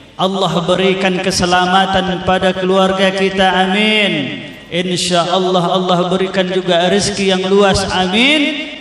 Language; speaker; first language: Indonesian; native; Indonesian